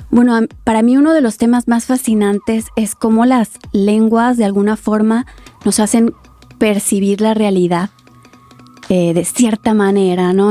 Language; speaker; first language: Spanish; native; Spanish